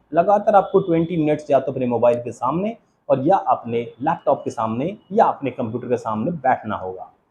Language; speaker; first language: Hindi; native; Hindi